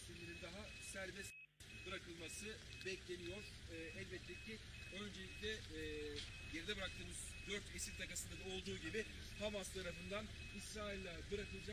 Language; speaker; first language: Turkish; native; Turkish